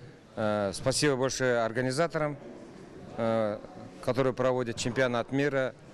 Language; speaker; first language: Russian; non-native, local second language; Kazakh